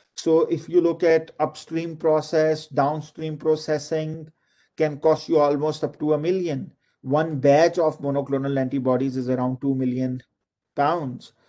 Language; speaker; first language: English; non-native, local second language; Urdu